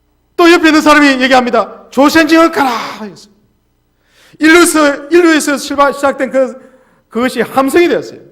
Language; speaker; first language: Korean; native; Korean